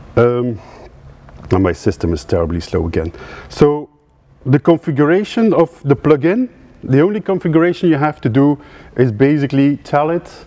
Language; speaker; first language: English; non-native, fluent; Dutch